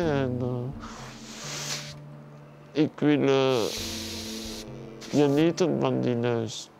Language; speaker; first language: Dutch; non-native, learner; French